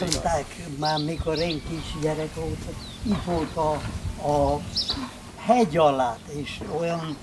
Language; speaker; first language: Hungarian; non-native, local second language; Romanian